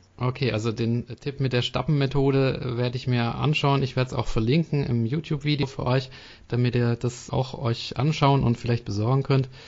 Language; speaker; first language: German; native; German